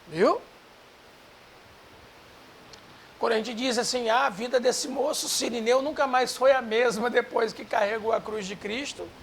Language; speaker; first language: Portuguese; native; Portuguese